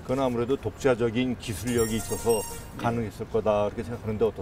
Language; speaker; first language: Korean; native; Korean